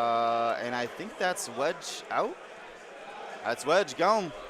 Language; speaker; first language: English; native; English